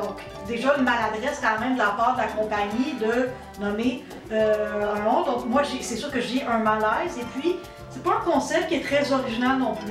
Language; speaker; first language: French; native; French